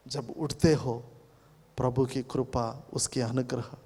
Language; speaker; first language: Hindi; non-native, local second language; Telugu